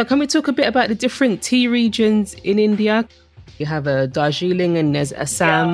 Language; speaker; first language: English; native; English